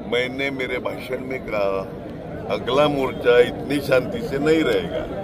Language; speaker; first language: Hindi; non-native, local second language; Marathi